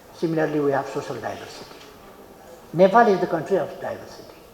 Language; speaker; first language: English; non-native, local second language; Nepali